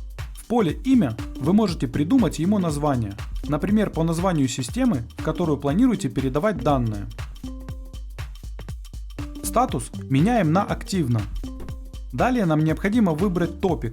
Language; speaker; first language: Russian; native; Russian